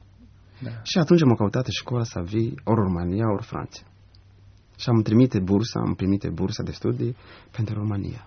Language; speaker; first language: Romanian; non-native, learner; Rundi